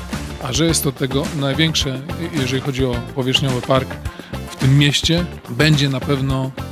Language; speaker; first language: Polish; native; Polish